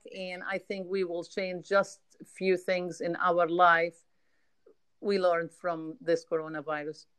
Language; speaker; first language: English; non-native, fluent; Arabic